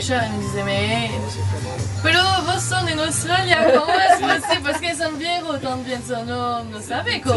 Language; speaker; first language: Spanish; non-native, learner; French